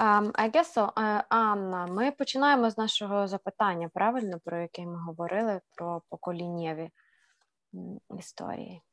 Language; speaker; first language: Ukrainian; native; Ukrainian